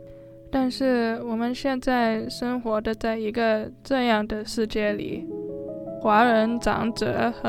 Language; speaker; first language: Chinese; early bilingual, heritage; Chinese